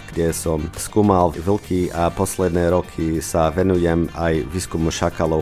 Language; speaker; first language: Slovak; non-native, learner; Portuguese